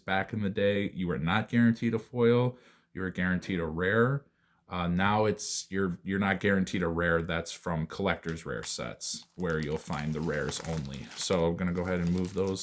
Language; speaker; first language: English; native; English